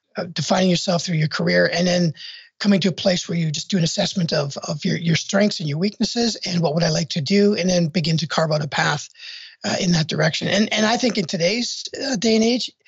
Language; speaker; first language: English; native; English